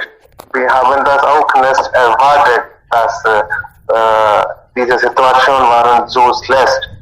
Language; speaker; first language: German; non-native, learner; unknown